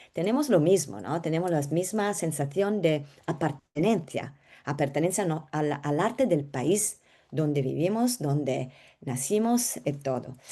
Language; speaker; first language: Spanish; non-native, learner; Italian